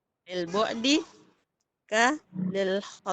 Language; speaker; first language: Arabic; non-native, learner; Indonesian